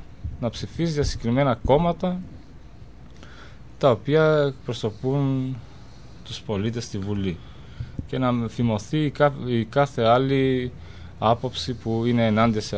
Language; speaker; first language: Greek; non-native, fluent; Albanian